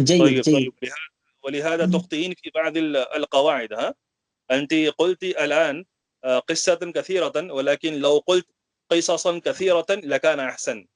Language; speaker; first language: Arabic; non-native, fluent; Urdu